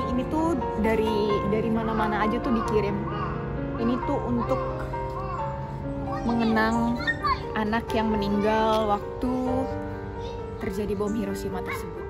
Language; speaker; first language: Indonesian; native; Indonesian